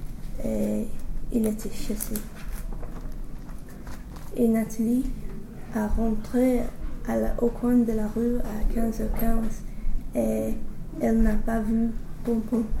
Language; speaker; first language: French; non-native, learner; English